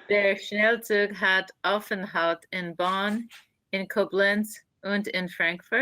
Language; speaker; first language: German; non-native, learner; English